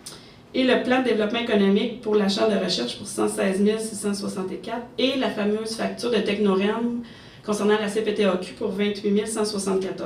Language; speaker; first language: French; native; French